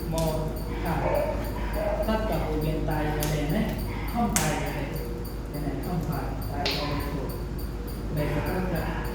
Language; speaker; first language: Vietnamese; non-native, learner; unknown